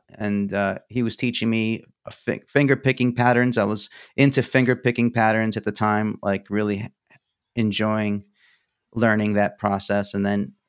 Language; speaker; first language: English; early bilingual, other home language; Greek